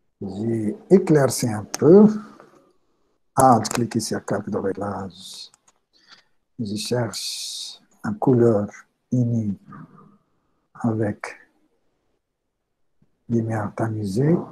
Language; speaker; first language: French; non-native, local second language; Arabic